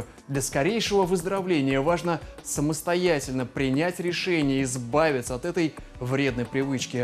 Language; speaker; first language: Russian; native; Russian